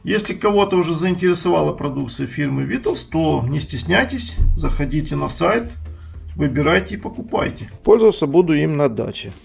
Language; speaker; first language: Russian; non-native, local second language; Ukrainian